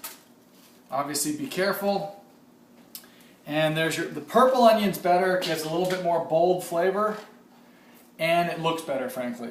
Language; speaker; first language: English; native; English